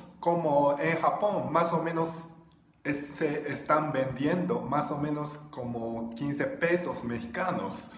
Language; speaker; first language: Spanish; non-native, learner; Japanese